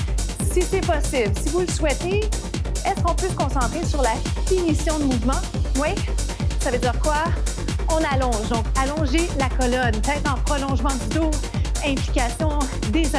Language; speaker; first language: French; native; French